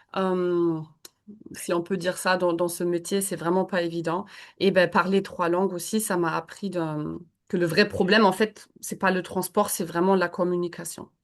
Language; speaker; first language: French; non-native, fluent; German